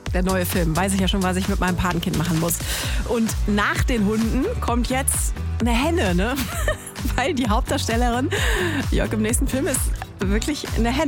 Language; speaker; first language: German; native; German